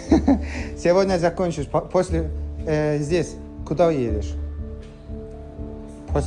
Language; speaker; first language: Russian; non-native, learner; Azerbaijani